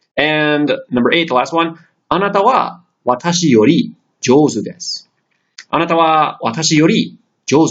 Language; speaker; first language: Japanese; non-native, fluent; English